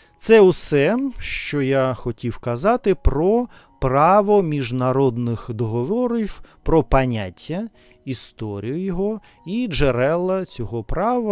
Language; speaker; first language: Ukrainian; non-native, learner; Russian